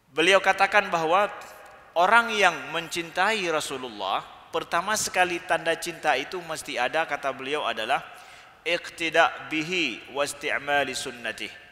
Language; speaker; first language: Malay; native; Malay